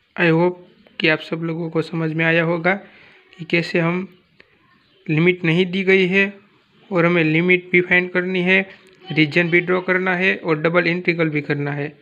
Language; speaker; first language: Hindi; non-native, local second language; Gujarati